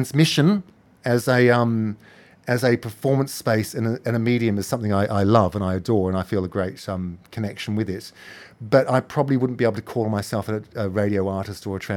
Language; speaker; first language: English; native; English